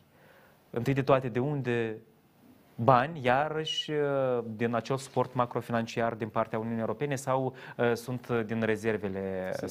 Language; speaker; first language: Romanian; native; Romanian